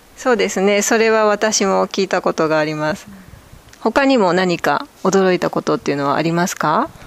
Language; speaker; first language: Japanese; native; Japanese